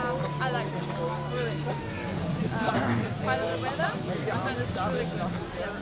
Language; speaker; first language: English; non-native, learner; Russian